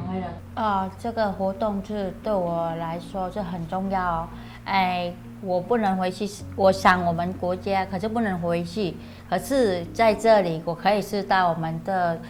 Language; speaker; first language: Chinese; non-native, learner; Vietnamese